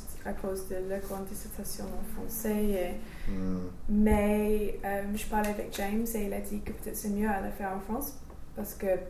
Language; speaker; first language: French; non-native, learner; English